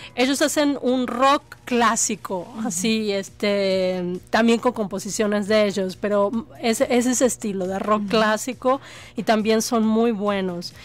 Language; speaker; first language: Spanish; native; Spanish